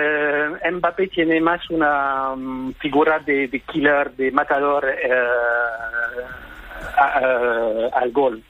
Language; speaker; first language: Spanish; non-native, fluent; French